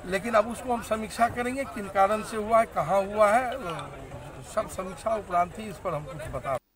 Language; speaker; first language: Hindi; native; Hindi